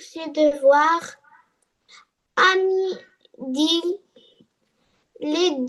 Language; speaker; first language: French; non-native, learner; Arabic